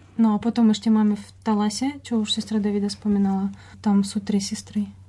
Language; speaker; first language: Slovak; non-native, fluent; Russian